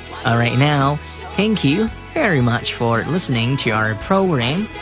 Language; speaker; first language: English; non-native, fluent; Chinese